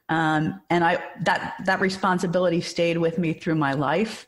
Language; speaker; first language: English; native; English